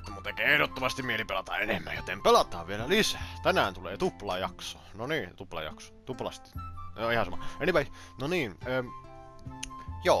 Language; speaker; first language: Finnish; native; Finnish